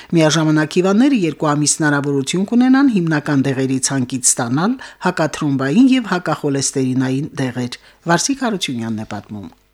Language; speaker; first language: Armenian; native; Armenian